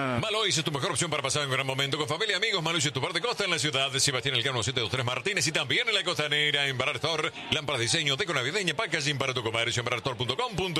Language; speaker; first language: Spanish; native; Spanish